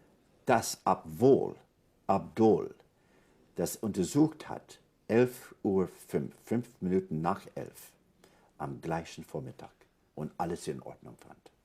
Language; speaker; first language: German; non-native, fluent; English